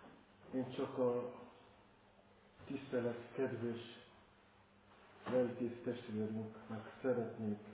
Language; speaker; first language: Hungarian; non-native, fluent; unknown